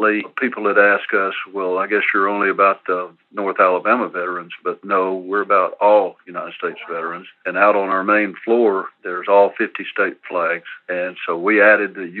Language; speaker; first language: English; native; English